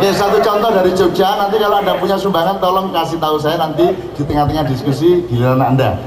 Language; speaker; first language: Indonesian; non-native, local second language; Javanese